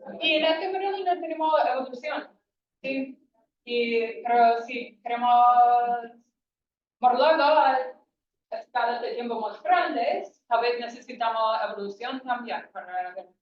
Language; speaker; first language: Spanish; non-native, fluent; English